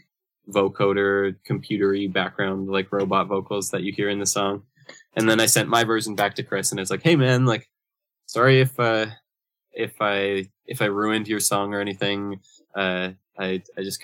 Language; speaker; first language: English; native; English